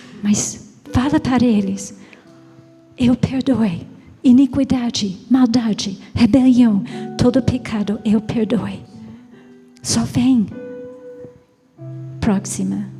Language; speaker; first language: Portuguese; non-native, fluent; English